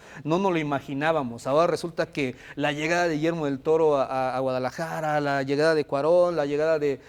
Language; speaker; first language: Spanish; native; Spanish